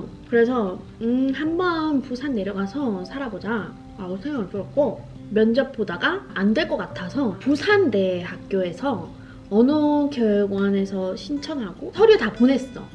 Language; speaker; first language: Korean; non-native, fluent; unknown